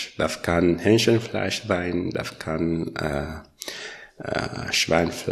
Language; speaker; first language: German; non-native, learner; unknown